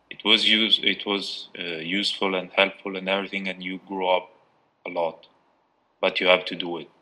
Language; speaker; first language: English; non-native, fluent; Albanian